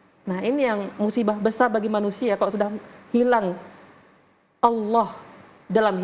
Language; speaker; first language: Indonesian; native; Indonesian